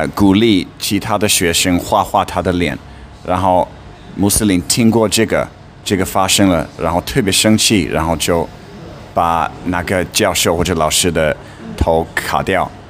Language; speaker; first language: Chinese; non-native, fluent; English